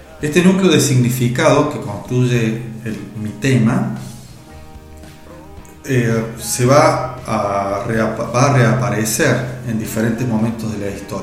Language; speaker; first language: Spanish; native; Spanish